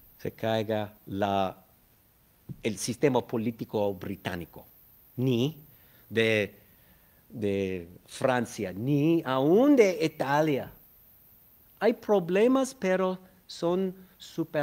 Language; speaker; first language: Spanish; non-native, fluent; English